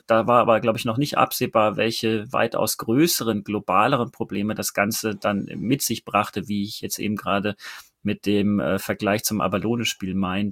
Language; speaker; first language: German; native; German